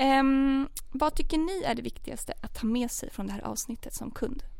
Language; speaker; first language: Swedish; native; Swedish